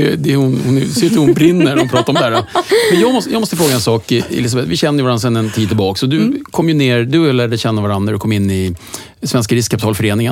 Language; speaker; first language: Swedish; native; Swedish